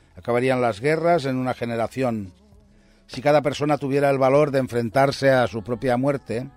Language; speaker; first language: Spanish; non-native, local second language; Catalan